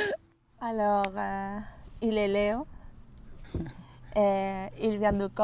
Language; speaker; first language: French; non-native, learner; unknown